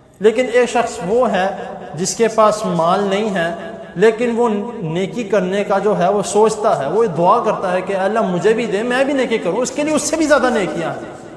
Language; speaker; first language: Urdu; non-native, local second language; Punjabi